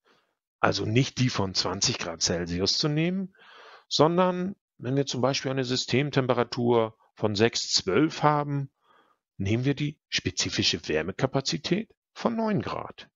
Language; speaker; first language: German; native; German